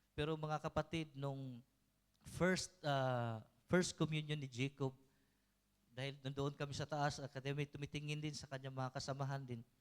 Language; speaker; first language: Filipino; non-native, local second language; Cebuano